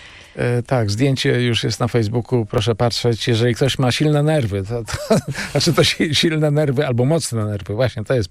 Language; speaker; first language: Polish; native; Polish